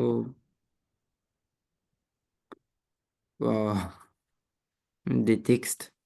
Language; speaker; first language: French; non-native, learner; Romanian